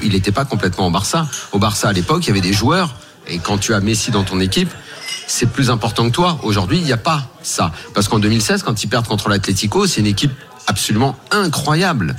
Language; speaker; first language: French; native; French